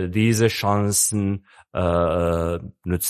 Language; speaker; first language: German; non-native, fluent; Serbian